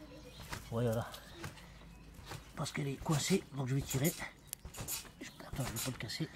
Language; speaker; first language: French; native; French